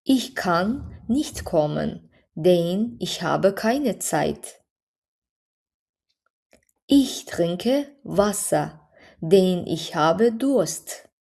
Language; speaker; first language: German; non-native, fluent; Azerbaijani